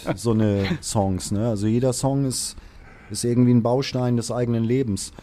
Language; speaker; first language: German; native; German